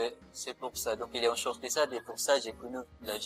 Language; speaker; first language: French; non-native, learner; Filipino